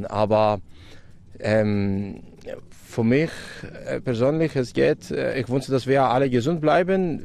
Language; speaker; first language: German; non-native, fluent; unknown